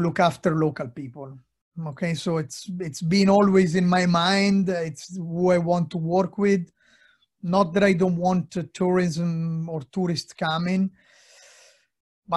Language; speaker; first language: English; non-native, fluent; Italian